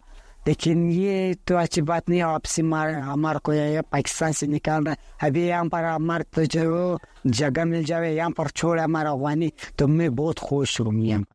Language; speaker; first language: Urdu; non-native, local second language; Pashto